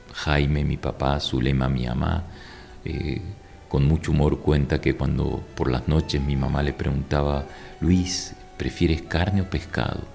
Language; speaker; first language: Spanish; native; Spanish